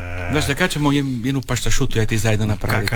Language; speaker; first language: Serbian; native; Serbian